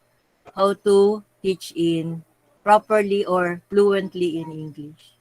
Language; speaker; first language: English; non-native, local second language; Filipino